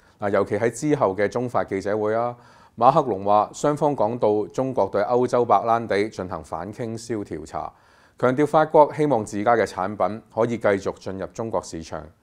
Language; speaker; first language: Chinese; non-native, local second language; Cantonese